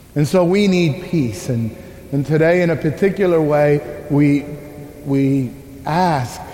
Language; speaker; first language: English; early bilingual, other home language; Spanish